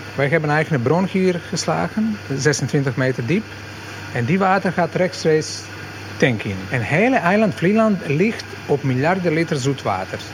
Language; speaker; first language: Dutch; non-native, fluent; Croatian